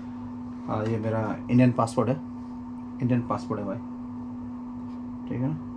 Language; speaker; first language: Hindi; non-native, local second language; Bangla